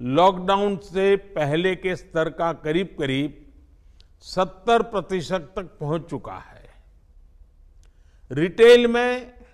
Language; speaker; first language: Hindi; non-native, local second language; Gujarati